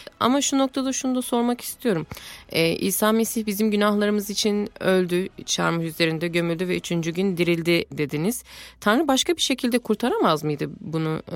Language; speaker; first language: Turkish; native; Turkish